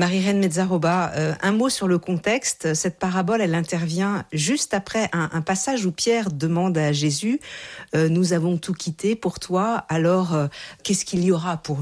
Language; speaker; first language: French; native; French